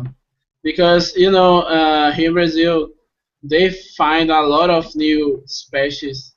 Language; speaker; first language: English; non-native, fluent; Portuguese